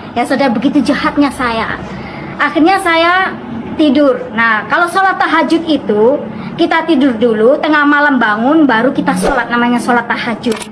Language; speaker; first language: Indonesian; non-native, local second language; Madurese